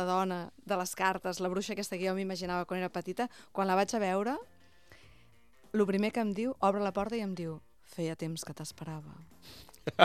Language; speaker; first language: Catalan; native; Catalan